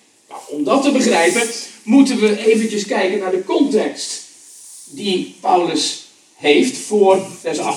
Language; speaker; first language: Dutch; native; Dutch